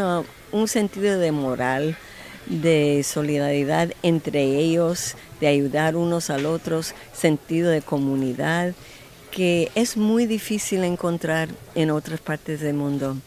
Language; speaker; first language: Spanish; non-native, fluent; English